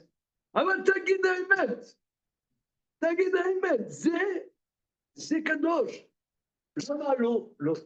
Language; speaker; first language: Hebrew; non-native, fluent; French